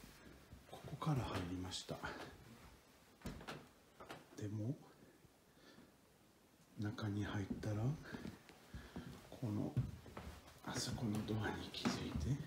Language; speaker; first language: Japanese; non-native, fluent; French